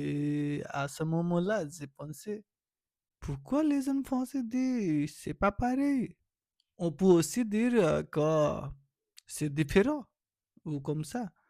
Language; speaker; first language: French; non-native, learner; Nepali